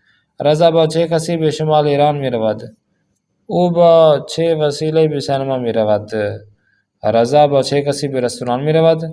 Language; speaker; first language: Persian; non-native, fluent; Urdu